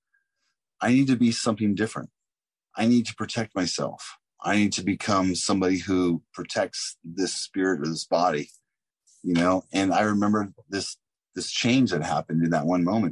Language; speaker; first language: English; native; English